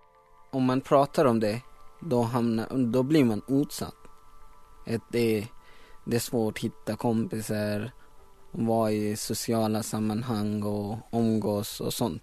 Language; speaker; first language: Swedish; non-native, learner; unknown